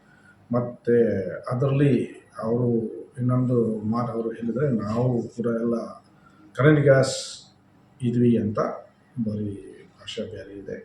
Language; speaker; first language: Kannada; non-native, fluent; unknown